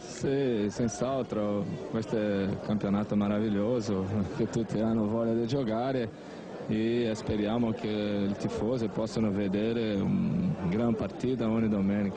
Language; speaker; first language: Italian; non-native, fluent; Portuguese